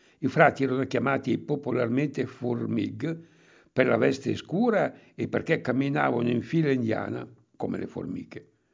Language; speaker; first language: Italian; native; Italian